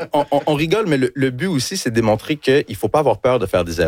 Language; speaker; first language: French; early bilingual, other home language; English